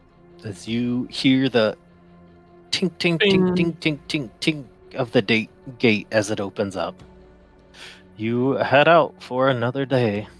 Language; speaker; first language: English; native; English